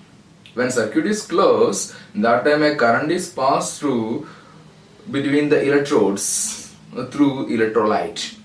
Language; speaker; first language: English; non-native, local second language; Malayalam